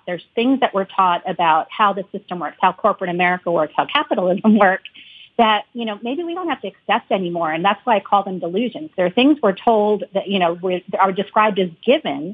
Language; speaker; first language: English; native; English